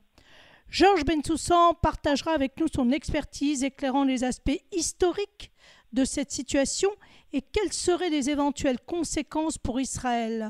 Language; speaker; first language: French; native; French